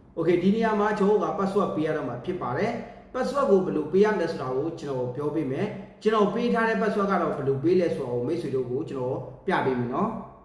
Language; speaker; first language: Burmese; native; Burmese